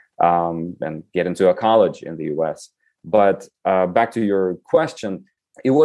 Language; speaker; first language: English; non-native, fluent; Romanian